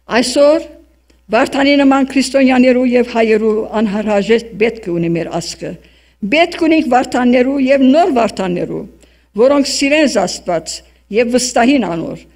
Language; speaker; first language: Armenian; early bilingual, heritage; Armenian